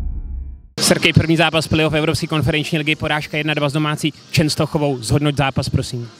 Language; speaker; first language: Czech; native; Czech